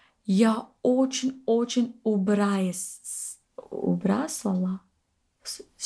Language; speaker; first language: Russian; non-native, learner; English